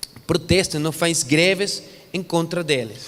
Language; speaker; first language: Portuguese; non-native, fluent; Spanish